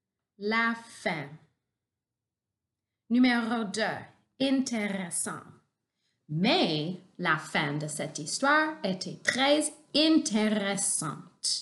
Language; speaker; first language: French; non-native, local second language; English